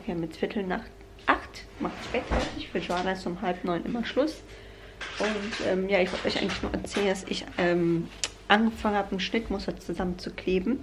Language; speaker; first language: German; native; German